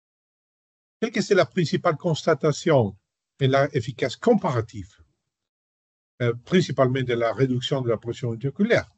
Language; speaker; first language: French; non-native, learner; Spanish